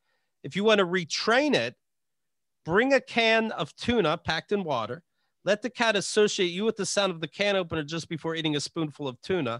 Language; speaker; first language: English; native; English